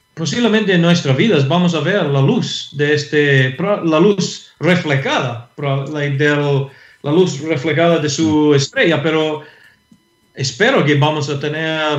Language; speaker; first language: Spanish; non-native, fluent; English